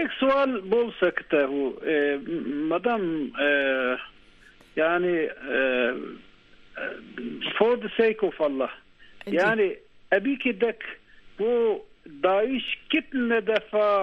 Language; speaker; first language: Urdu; non-native, learner; Turkish